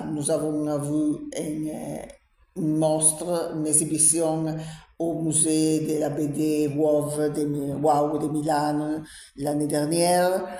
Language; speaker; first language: French; non-native, learner; Italian